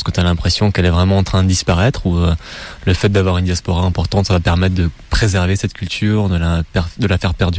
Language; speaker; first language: French; native; French